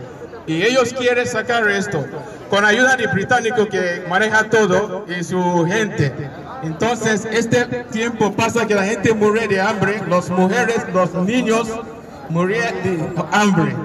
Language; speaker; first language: Spanish; non-native, learner; Igbo